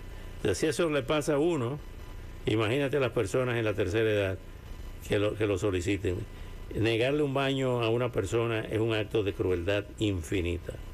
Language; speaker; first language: Spanish; native; Spanish